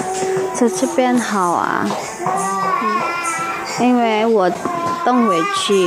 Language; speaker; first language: Chinese; non-native, learner; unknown